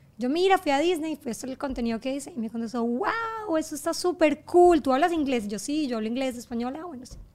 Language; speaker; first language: Spanish; native; Spanish